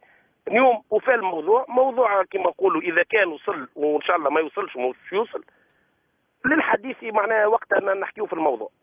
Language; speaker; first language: Arabic; native; Arabic